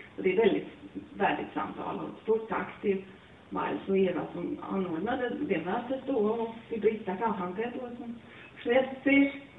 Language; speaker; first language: Swedish; non-native, fluent; Latvian